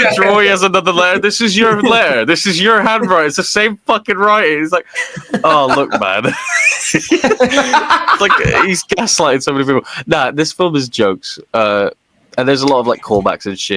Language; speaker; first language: English; native; English